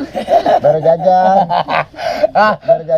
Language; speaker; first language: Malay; non-native, local second language; Sundanese